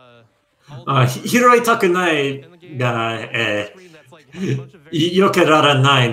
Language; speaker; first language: Japanese; non-native, learner; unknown